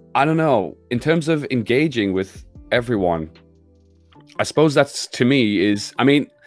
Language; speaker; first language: English; native; English